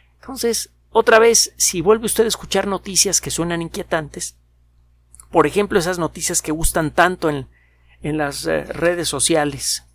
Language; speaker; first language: Spanish; native; Spanish